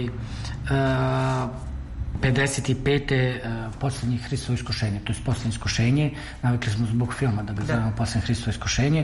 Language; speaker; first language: Serbian; native; Serbian